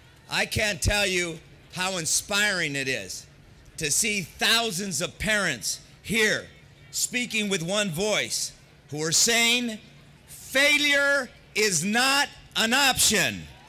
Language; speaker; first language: English; early bilingual, other home language; Spanish